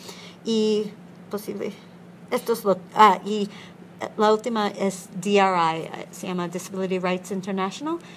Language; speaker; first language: Spanish; non-native, learner; English